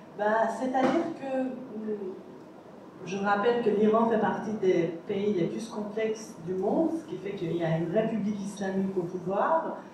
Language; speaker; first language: French; non-native, fluent; Persian